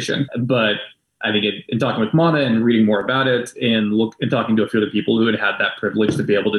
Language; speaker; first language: English; native; English